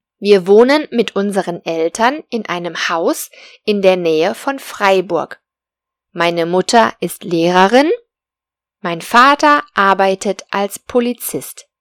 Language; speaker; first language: German; non-native, fluent; Spanish